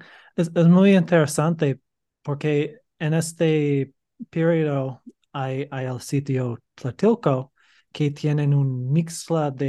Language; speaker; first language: Spanish; non-native, learner; English